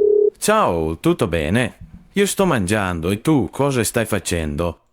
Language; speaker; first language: Italian; non-native, learner; Portuguese